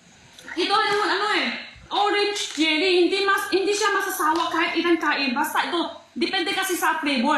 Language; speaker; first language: Filipino; non-native, learner; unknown